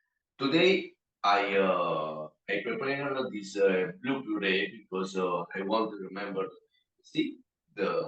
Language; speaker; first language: English; non-native, learner; Italian